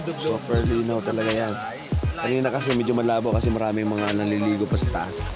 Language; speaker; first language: Filipino; non-native, local second language; Bikol